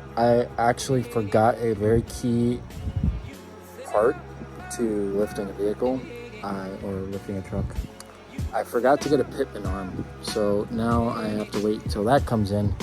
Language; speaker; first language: English; native; English